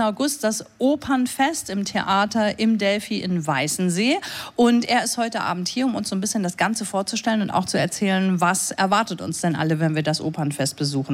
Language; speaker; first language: German; native; German